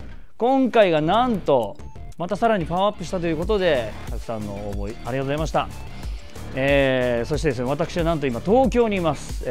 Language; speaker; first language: Japanese; native; Japanese